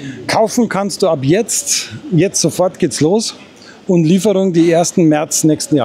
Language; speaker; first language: German; native; German